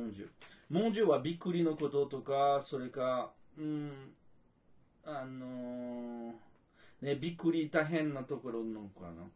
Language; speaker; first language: Japanese; non-native, fluent; French